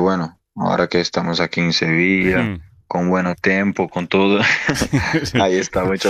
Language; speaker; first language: Spanish; non-native, learner; Portuguese